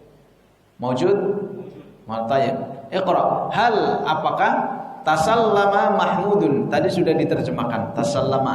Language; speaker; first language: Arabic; non-native, fluent; Indonesian